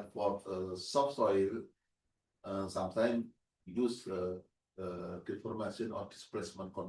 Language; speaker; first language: English; non-native, learner; Indonesian